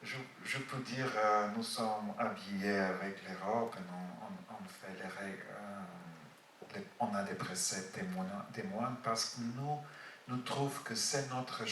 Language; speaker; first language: French; non-native, fluent; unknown